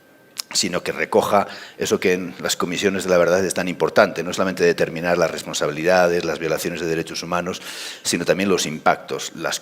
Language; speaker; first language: Spanish; native; Spanish